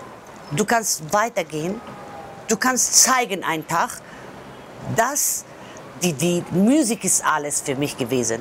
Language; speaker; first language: German; non-native, learner; Persian